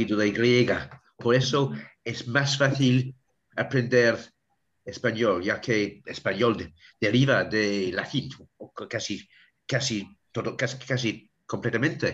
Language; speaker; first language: Spanish; non-native, learner; English